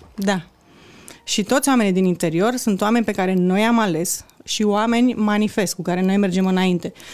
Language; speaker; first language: Romanian; native; Romanian